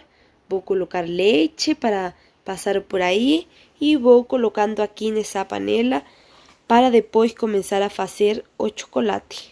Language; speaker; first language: Portuguese; non-native, fluent; Spanish